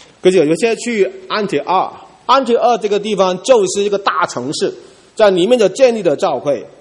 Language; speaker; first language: Chinese; non-native, local second language; Cantonese